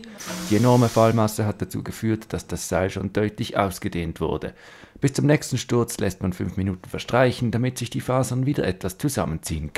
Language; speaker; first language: German; native; German